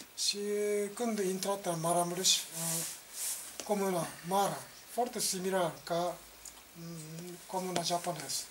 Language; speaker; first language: Romanian; non-native, learner; Japanese